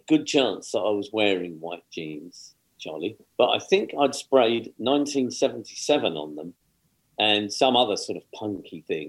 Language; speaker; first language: English; native; English